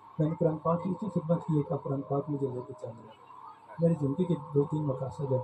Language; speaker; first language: Urdu; non-native, local second language; Punjabi